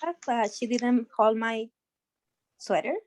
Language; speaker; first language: English; non-native, learner; Spanish